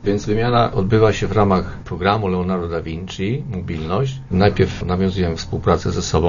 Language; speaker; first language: Polish; native; Polish